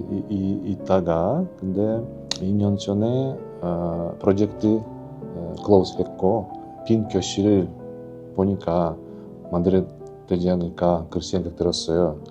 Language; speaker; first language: Korean; non-native, fluent; Russian